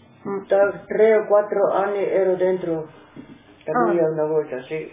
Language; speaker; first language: Italian; non-native, local second language; Slovenian